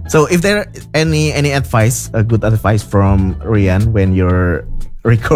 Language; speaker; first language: English; non-native, learner; Indonesian